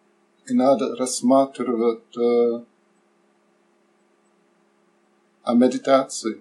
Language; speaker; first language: Russian; non-native, learner; English